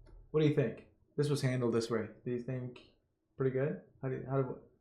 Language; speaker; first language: English; non-native, fluent; Turkish